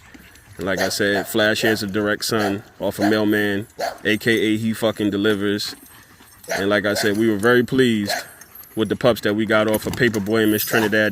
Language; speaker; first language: English; native; English